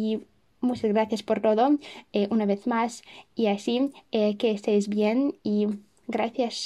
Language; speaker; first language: Spanish; non-native, fluent; Russian